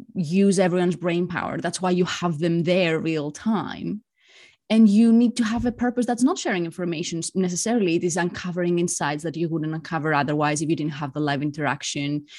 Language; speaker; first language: English; non-native, fluent; Greek